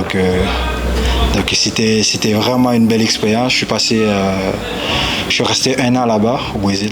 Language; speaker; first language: French; non-native, local second language; Haitian Creole